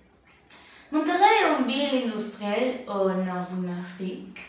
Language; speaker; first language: French; non-native, learner; Spanish